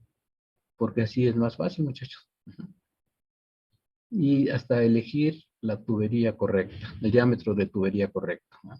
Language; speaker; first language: Spanish; native; Spanish